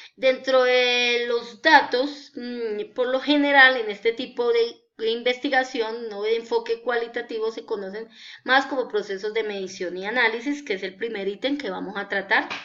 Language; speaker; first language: Spanish; native; Spanish